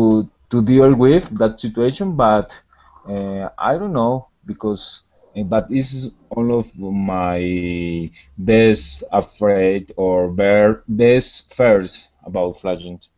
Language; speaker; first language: English; non-native, learner; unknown